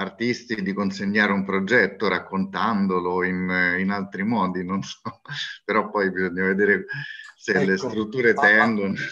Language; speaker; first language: Italian; native; Italian